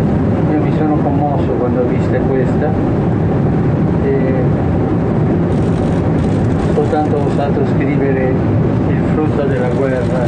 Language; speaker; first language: Italian; early bilingual, heritage; Spanish